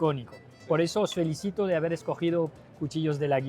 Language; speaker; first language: Spanish; non-native, fluent; French